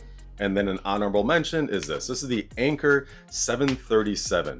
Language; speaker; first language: English; native; English